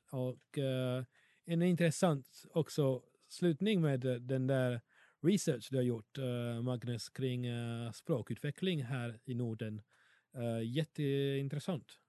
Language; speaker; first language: Swedish; non-native, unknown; Italian